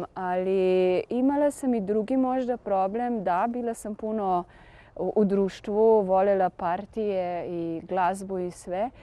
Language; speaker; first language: Serbian; non-native, fluent; Slovenian